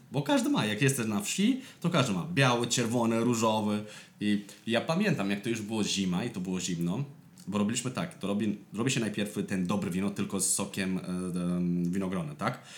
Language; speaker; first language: Polish; non-native, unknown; Romanian